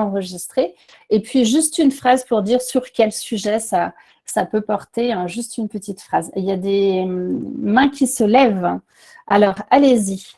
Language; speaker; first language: French; native; French